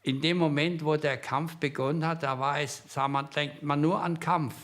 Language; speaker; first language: German; native; German